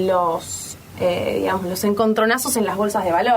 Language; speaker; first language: Spanish; native; Spanish